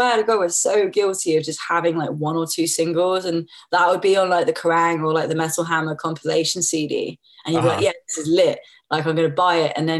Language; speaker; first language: English; native; English